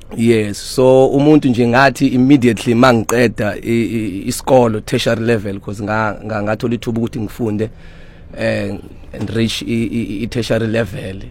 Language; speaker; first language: Zulu; non-native, local second language; Xhosa